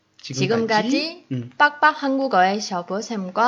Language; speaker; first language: Korean; non-native, fluent; Chinese